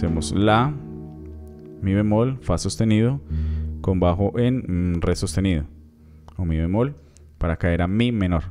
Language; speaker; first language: Spanish; native; Spanish